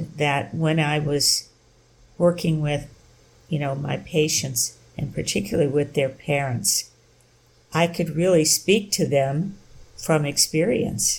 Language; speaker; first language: English; native; English